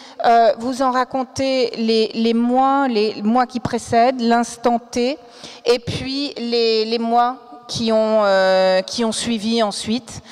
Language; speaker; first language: French; native; French